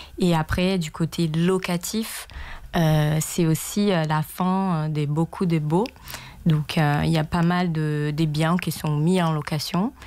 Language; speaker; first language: French; non-native, fluent; Portuguese